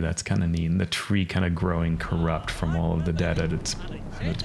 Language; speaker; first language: English; native; English